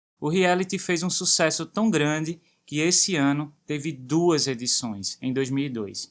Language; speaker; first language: Portuguese; native; Portuguese